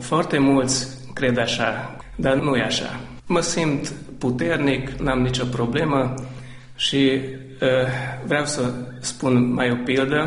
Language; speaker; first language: Romanian; non-native, local second language; Hungarian